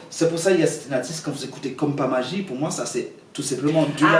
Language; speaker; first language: French; non-native, local second language; Haitian Creole